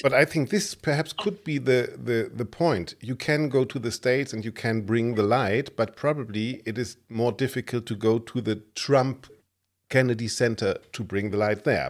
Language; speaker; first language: English; non-native, fluent; German